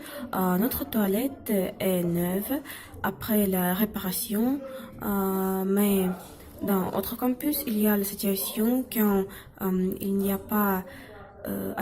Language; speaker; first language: French; non-native, fluent; Russian